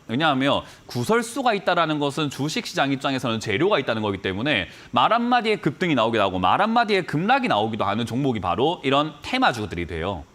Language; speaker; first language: Korean; native; Korean